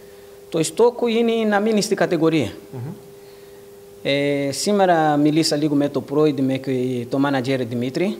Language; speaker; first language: Greek; non-native, learner; Portuguese